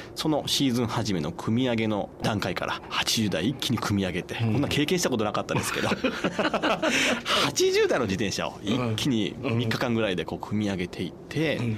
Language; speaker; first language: Japanese; native; Japanese